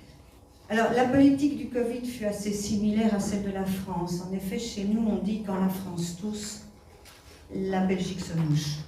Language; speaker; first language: French; native; French